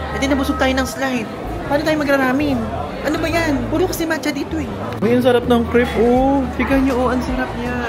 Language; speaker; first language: Filipino; native; Filipino